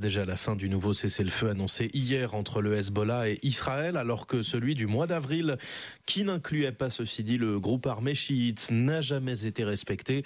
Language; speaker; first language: French; native; French